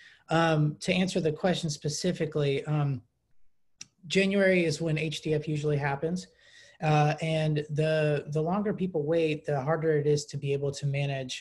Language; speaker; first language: English; early bilingual, other home language; Greek